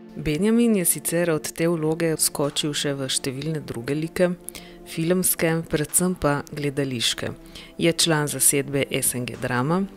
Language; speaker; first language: Slovenian; native; Slovenian